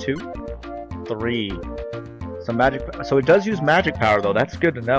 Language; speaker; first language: English; native; English